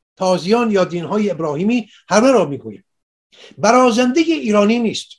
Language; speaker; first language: Persian; non-native, local second language; Assyrian Neo-Aramaic